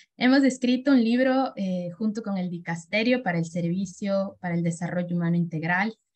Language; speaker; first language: Spanish; native; Spanish